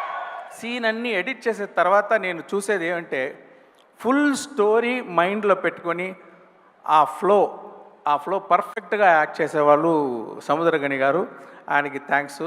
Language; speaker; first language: Telugu; non-native, local second language; Tamil